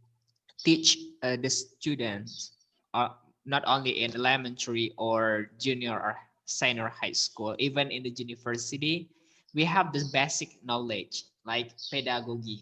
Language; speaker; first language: English; non-native, learner; Indonesian